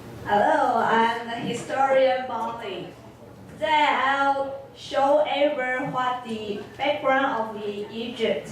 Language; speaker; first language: English; non-native, learner; Chinese